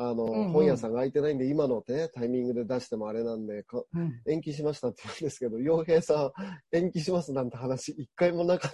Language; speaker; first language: Japanese; native; Japanese